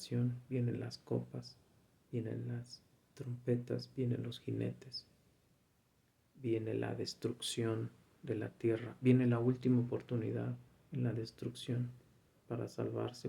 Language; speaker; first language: Spanish; native; Spanish